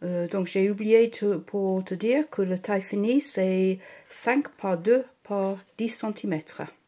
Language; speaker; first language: French; non-native, fluent; English